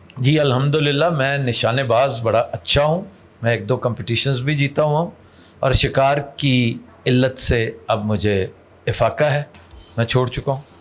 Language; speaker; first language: Urdu; non-native, local second language; Punjabi